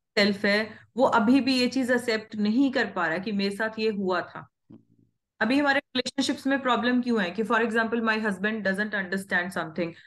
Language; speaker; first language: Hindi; non-native, local second language; Punjabi